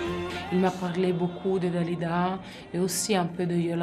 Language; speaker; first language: French; non-native, learner; Italian